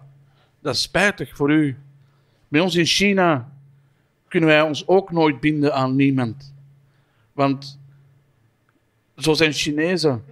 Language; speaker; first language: Dutch; native; Dutch